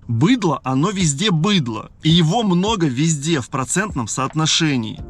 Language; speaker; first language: Russian; native; Russian